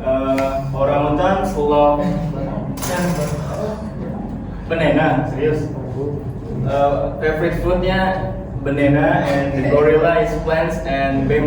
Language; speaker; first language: English; non-native, learner; Indonesian